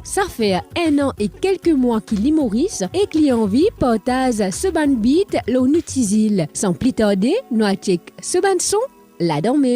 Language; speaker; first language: French; non-native, local second language; Morisyen